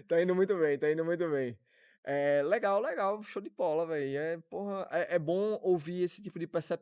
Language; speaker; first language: Portuguese; native; Portuguese